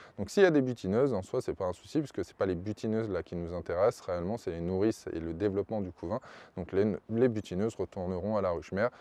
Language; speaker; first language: French; native; French